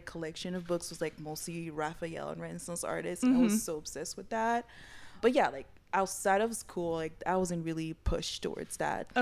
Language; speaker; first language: English; non-native, fluent; Haitian Creole